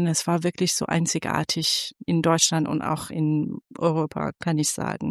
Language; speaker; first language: German; non-native, fluent; Persian